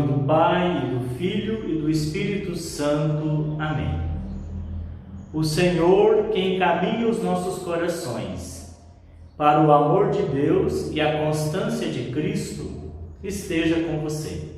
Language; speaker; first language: Portuguese; native; Portuguese